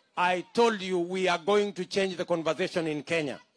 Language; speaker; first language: English; non-native, local second language; Kalenjin